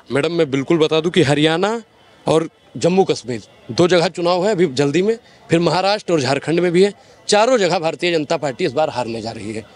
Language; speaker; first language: Hindi; native; Hindi